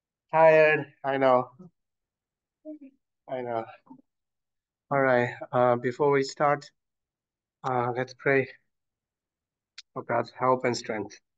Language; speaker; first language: English; non-native, fluent; Chinese